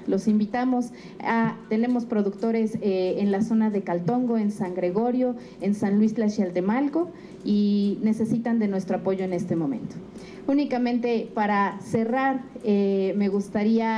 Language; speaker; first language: Spanish; native; Spanish